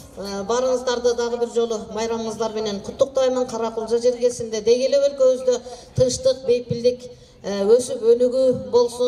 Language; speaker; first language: Kyrgyz; native; Kyrgyz